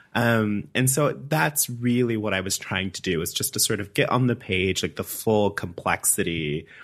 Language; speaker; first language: English; native; English